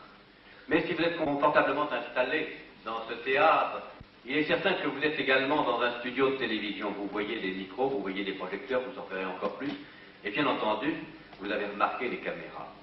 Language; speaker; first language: French; native; French